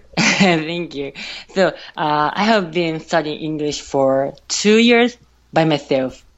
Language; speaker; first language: English; non-native, learner; Japanese